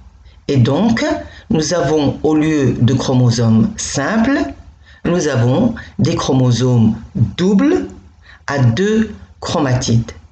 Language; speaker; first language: French; non-native, local second language; Arabic